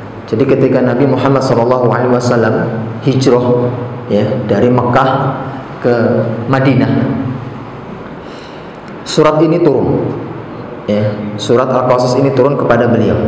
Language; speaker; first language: Indonesian; native; Indonesian